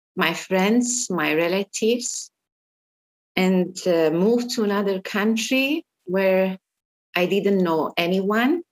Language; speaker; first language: English; non-native, fluent; Armenian